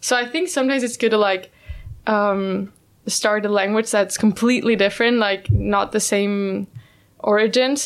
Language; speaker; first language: English; non-native, fluent; Spanish